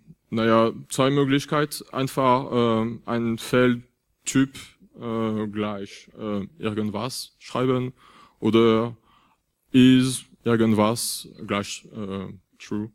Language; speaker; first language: German; non-native, fluent; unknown